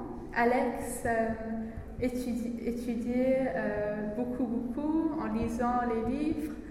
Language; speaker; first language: French; non-native, learner; English